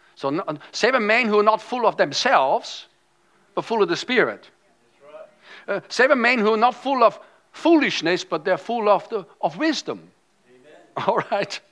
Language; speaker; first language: English; non-native, fluent; German